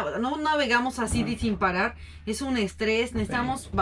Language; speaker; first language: Spanish; native; Spanish